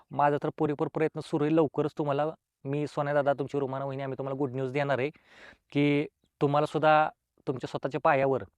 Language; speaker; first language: Marathi; native; Marathi